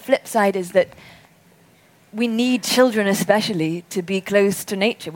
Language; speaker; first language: English; native; English